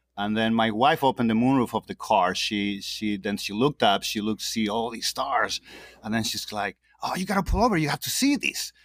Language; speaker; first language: English; non-native, fluent; Spanish